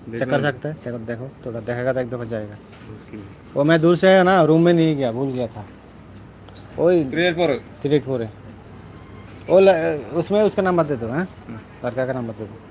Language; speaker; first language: Hindi; non-native, learner; Bangla